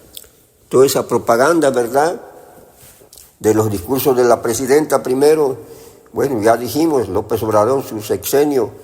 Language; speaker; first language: Spanish; native; Spanish